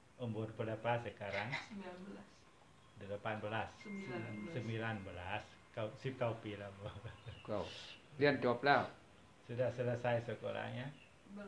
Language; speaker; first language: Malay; non-native, fluent; Thai